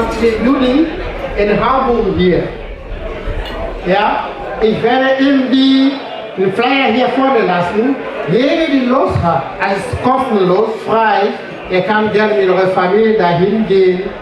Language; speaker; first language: German; non-native, fluent; French